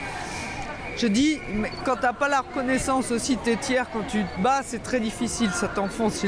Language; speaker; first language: French; native; French